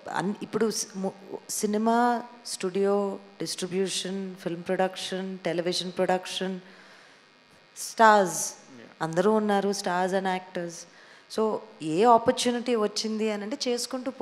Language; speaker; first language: Telugu; native; Telugu